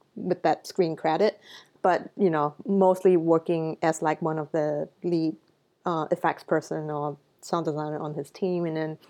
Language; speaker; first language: English; non-native, local second language; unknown